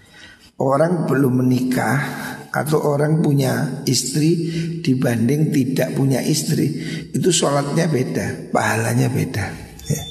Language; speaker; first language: Indonesian; non-native, local second language; Javanese